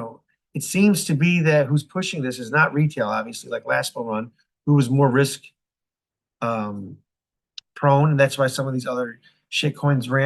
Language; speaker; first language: English; native; English